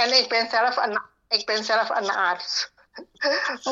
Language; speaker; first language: Dutch; non-native, learner; Indonesian